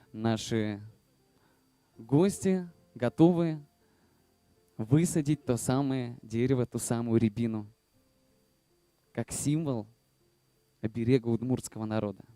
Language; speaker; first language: Russian; native; Russian